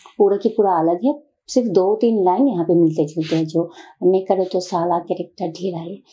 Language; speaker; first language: Hindi; non-native, learner; Bangla